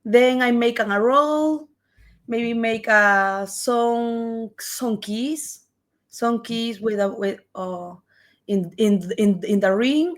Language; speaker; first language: English; non-native, learner; Spanish